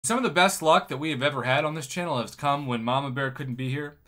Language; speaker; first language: English; native; English